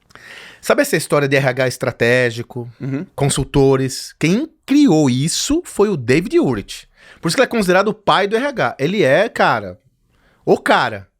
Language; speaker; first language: Portuguese; native; Portuguese